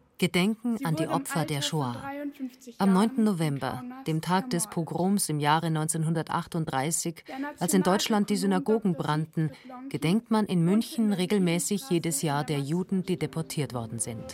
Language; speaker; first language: German; native; German